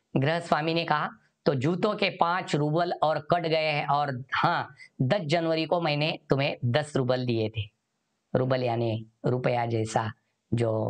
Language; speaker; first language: Hindi; non-native, local second language; Marathi